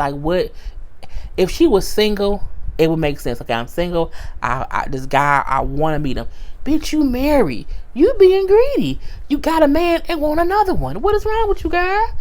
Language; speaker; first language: English; native; English